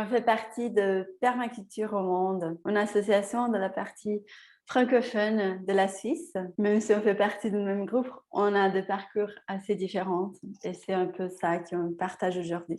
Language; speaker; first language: French; non-native, fluent; Portuguese